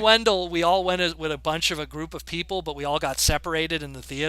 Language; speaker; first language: English; native; English